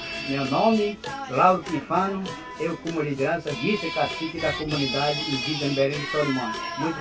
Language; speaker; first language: Portuguese; non-native, local second language; Ticuna